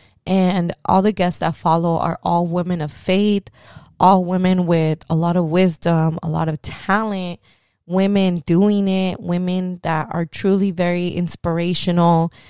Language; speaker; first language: English; early bilingual, other home language; Spanish